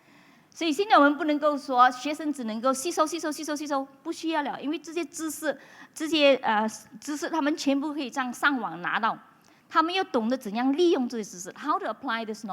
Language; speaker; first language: Chinese; non-native, local second language; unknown